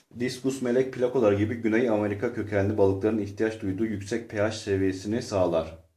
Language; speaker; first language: Turkish; native; Turkish